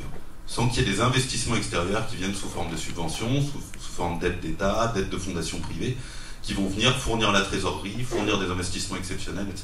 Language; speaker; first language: French; native; French